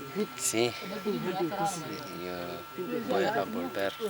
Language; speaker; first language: Spanish; non-native, learner; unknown